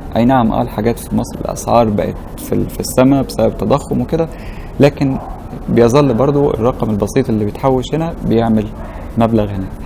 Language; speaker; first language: Arabic; native; Arabic